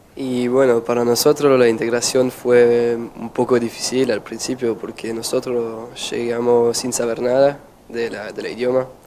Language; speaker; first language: Spanish; non-native, fluent; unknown